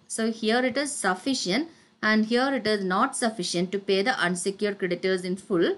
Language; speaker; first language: English; non-native, local second language; Malayalam